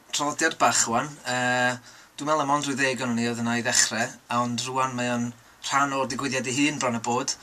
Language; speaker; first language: Welsh; native; Welsh